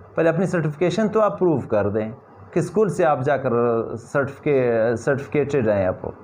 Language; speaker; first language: Urdu; non-native, local second language; Pashto